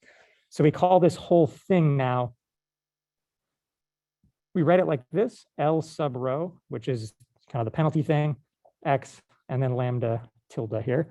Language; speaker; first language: English; native; English